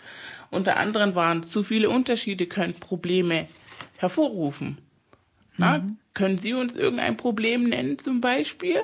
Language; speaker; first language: German; non-native, fluent; Spanish